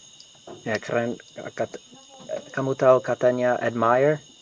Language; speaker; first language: Indonesian; non-native, learner; English